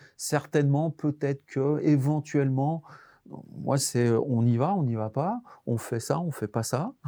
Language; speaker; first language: French; native; French